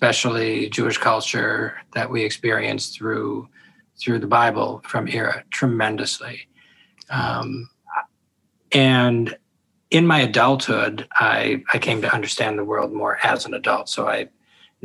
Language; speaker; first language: English; native; English